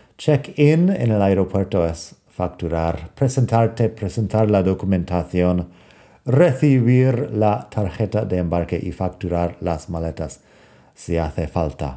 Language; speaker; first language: Spanish; non-native, fluent; English